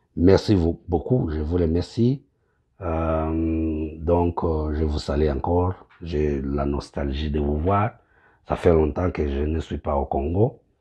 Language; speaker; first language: French; non-native, local second language; Kinyarwanda